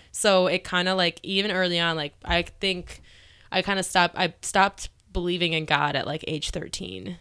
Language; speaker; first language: English; native; English